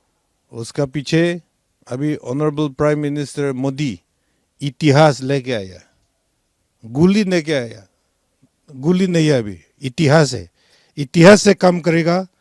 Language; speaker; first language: Hindi; non-native, local second language; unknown